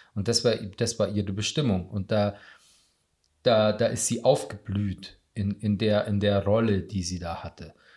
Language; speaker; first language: German; native; German